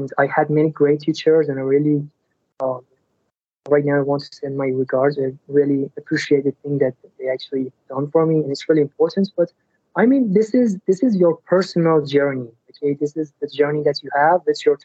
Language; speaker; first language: English; non-native, fluent; Persian